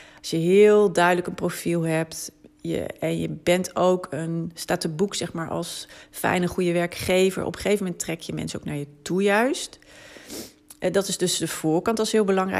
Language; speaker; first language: Dutch; native; Dutch